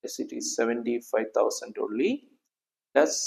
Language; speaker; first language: English; non-native, local second language; Malayalam